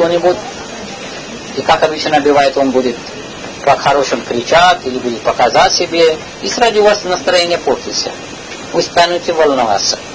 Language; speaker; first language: Russian; non-native, learner; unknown